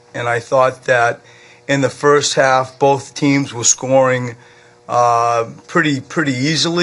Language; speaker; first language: English; native; English